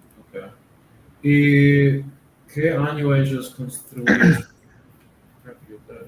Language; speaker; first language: Spanish; non-native, learner; English